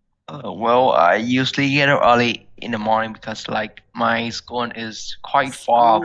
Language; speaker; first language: English; non-native, learner; Vietnamese